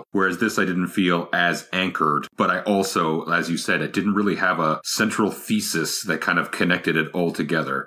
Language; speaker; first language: English; native; English